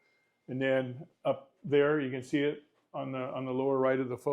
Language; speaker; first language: English; native; English